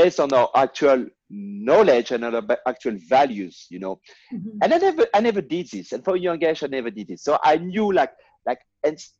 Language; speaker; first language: English; non-native, fluent; French